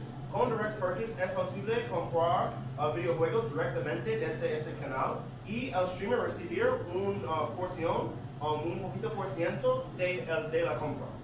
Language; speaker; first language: Spanish; non-native, learner; English